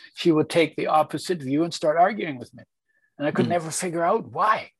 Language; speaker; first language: English; early bilingual, other home language; Polish